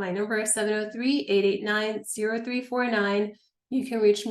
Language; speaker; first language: English; native; English